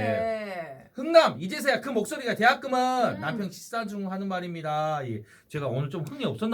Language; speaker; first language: Korean; native; Korean